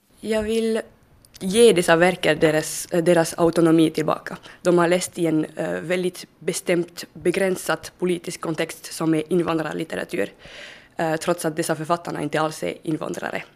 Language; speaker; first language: Swedish; non-native, fluent; French